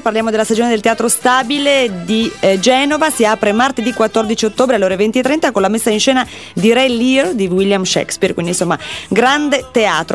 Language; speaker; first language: Italian; native; Italian